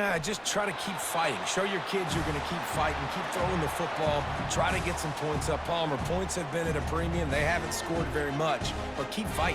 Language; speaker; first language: English; native; English